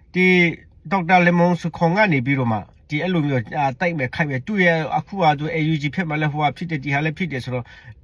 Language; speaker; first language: Burmese; non-native, local second language; Hakha Chin